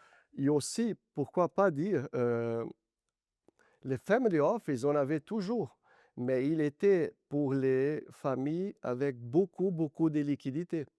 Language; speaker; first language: French; non-native, fluent; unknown